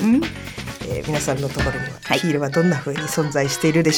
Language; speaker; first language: Japanese; native; Japanese